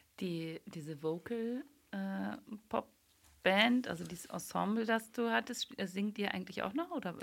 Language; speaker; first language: German; native; German